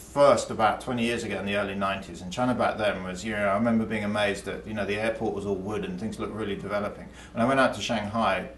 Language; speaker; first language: English; native; English